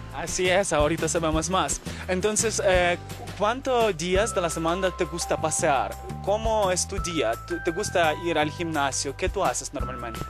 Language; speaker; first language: Spanish; non-native, fluent; Ukrainian